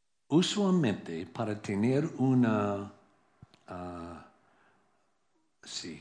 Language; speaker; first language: Spanish; non-native, learner; English